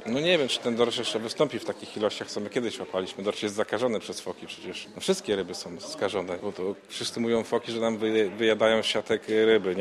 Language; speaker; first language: Polish; native; Polish